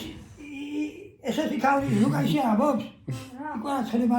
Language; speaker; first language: Russian; non-native, learner; Georgian